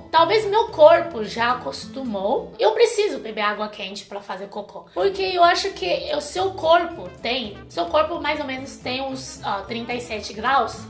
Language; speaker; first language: Portuguese; non-native, fluent; Chinese